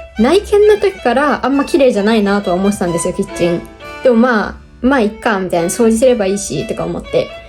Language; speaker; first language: Japanese; native; Japanese